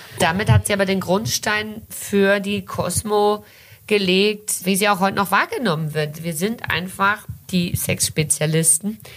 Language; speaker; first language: German; early bilingual, heritage; German